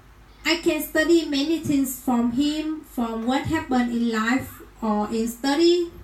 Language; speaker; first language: English; non-native, learner; Vietnamese